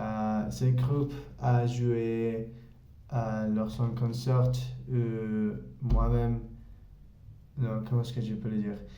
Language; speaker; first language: French; non-native, learner; Spanish